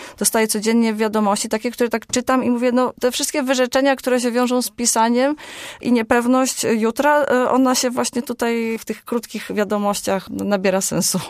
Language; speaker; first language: Polish; native; Polish